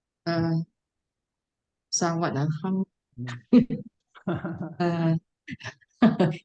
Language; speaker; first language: Korean; non-native, learner; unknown